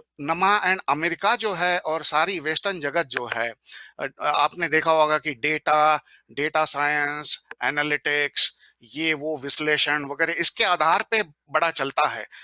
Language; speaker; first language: Hindi; non-native, local second language; Marathi